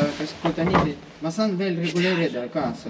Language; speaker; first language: Estonian; native; Estonian